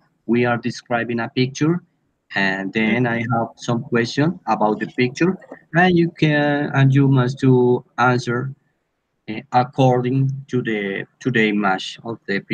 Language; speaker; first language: English; non-native, learner; Spanish